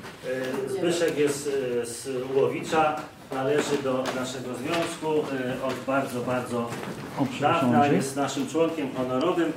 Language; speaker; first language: Polish; native; Polish